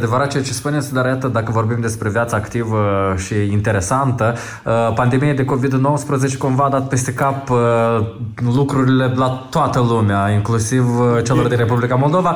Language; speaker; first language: Romanian; native; Romanian